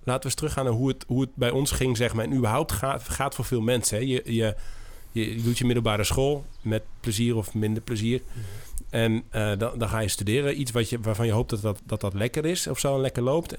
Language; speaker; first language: Dutch; native; Dutch